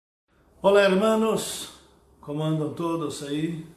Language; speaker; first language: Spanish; non-native, fluent; Portuguese